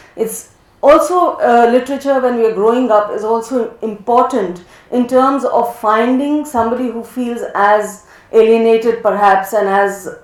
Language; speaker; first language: English; non-native, local second language; Hindi